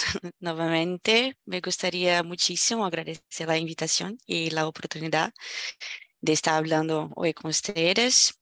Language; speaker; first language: Spanish; non-native, fluent; Portuguese